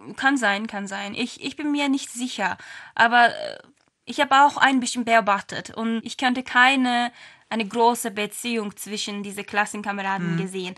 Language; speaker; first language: German; non-native, fluent; Turkish